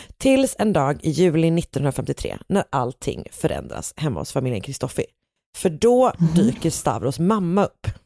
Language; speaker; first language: Swedish; native; Swedish